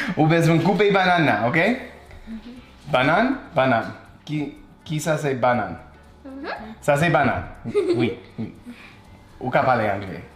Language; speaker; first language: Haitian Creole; non-native, learner; English